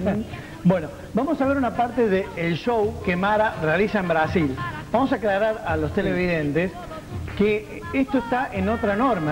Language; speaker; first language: Spanish; native; Spanish